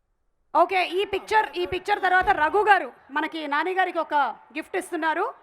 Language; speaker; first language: Telugu; native; Telugu